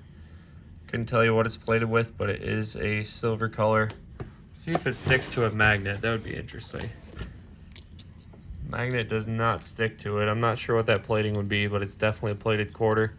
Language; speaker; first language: English; native; English